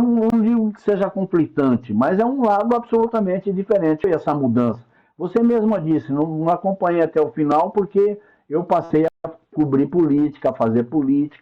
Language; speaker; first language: Portuguese; native; Portuguese